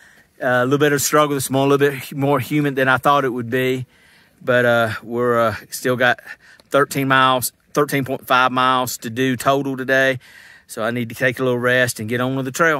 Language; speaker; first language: English; native; English